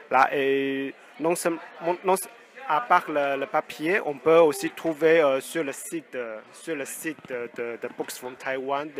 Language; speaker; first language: French; non-native, fluent; Chinese